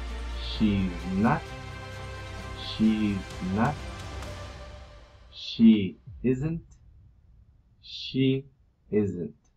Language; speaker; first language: English; non-native, fluent; Spanish